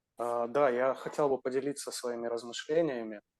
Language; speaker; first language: Russian; native; Russian